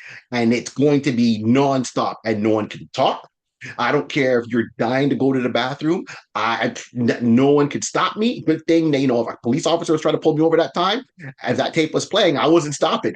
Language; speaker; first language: English; native; English